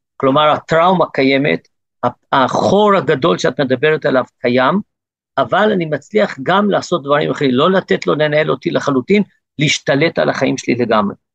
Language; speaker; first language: Hebrew; early bilingual, other home language; English